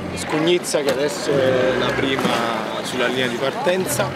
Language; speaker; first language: Italian; native; Italian